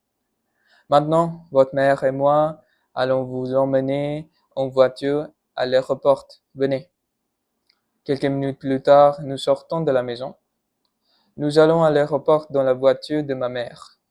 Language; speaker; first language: French; non-native, learner; Punjabi